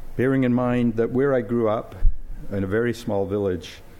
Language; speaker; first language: English; native; English